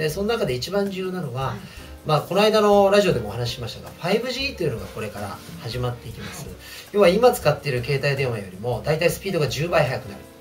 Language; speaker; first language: Japanese; native; Japanese